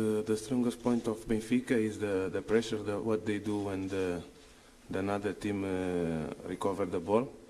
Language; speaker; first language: English; non-native, learner; Portuguese